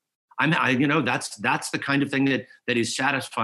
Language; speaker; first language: English; native; English